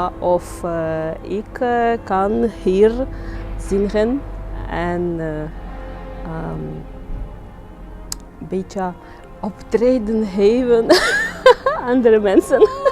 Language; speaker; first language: Dutch; non-native, learner; Georgian